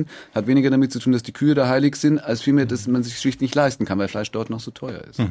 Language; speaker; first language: German; native; German